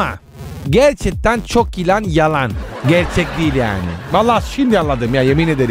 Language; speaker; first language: Turkish; non-native, fluent; Italian